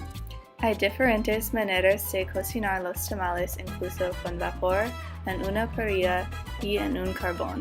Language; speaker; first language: Spanish; non-native, learner; English